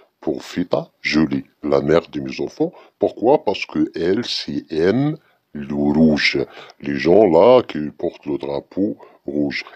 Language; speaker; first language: French; non-native, learner; Arabic